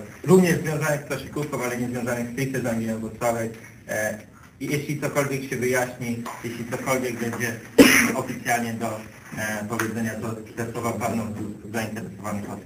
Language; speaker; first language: Polish; native; Polish